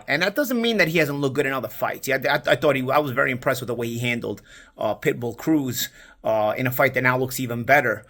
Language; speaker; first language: English; native; English